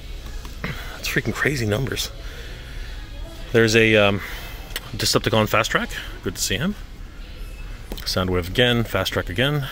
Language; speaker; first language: English; native; English